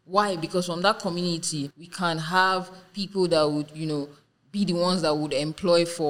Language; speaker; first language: English; non-native, local second language; Yoruba